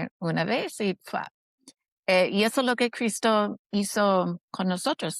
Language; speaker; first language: Spanish; non-native, fluent; English